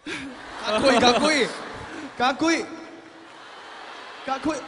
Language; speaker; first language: Japanese; non-native, learner; Korean